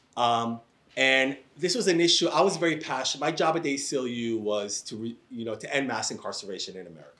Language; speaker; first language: English; native; English